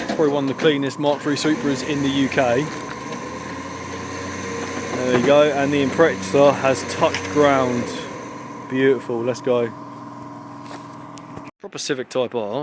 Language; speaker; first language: English; native; English